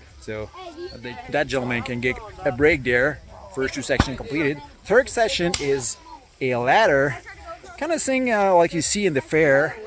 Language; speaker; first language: English; non-native, local second language; French